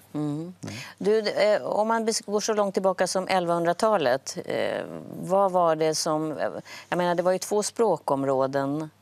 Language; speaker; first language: Swedish; native; Swedish